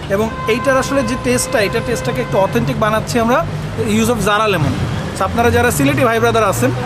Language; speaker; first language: Bangla; native; Bangla